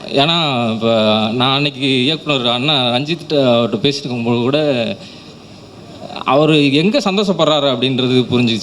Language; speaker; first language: Tamil; native; Tamil